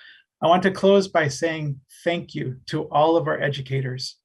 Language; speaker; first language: English; native; English